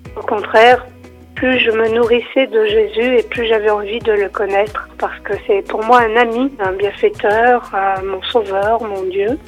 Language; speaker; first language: French; native; French